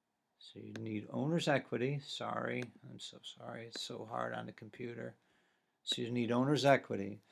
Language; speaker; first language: English; native; English